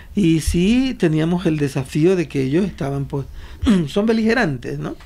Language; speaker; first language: Spanish; native; Spanish